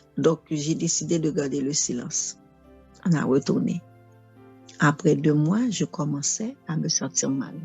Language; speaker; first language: French; non-native, local second language; Haitian Creole